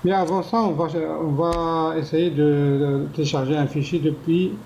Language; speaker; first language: French; non-native, local second language; Arabic